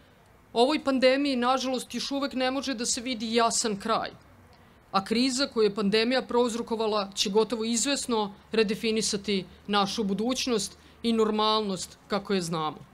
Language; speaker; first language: Bosnian; native; Bosnian